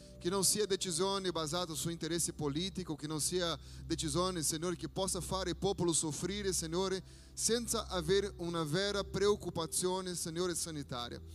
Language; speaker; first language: Italian; non-native, fluent; Portuguese